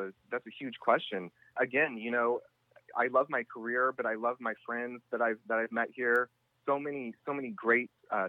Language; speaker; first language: English; native; English